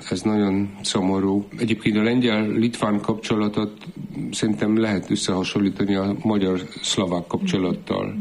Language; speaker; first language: Hungarian; non-native, fluent; Polish